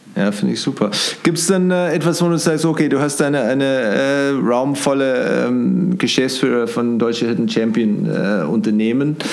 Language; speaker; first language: German; non-native, fluent; English